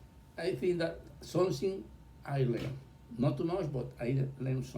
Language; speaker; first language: English; non-native, learner; Spanish